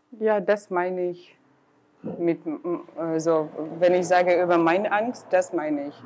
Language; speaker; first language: German; non-native, learner; Russian